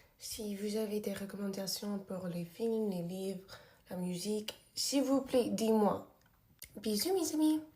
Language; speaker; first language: French; non-native, learner; English